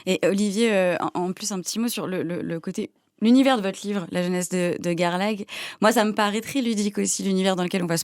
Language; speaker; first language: French; native; French